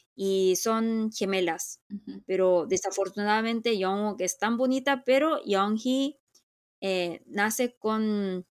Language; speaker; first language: Spanish; non-native, fluent; Korean